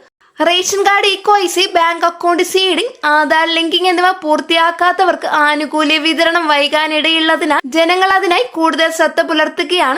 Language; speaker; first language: Malayalam; native; Malayalam